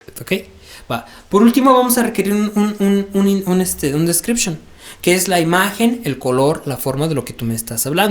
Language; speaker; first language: Spanish; native; Spanish